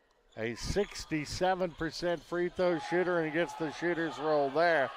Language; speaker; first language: English; native; English